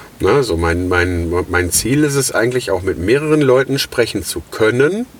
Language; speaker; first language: German; native; German